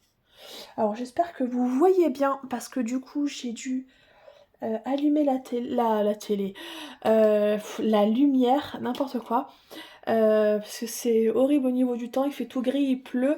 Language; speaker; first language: French; native; French